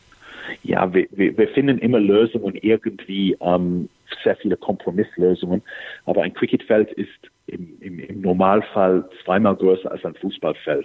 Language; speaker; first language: German; non-native, fluent; English